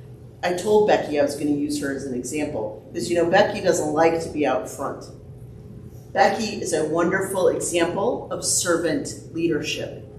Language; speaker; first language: English; native; English